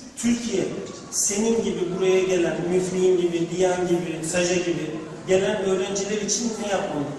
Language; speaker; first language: Turkish; native; Turkish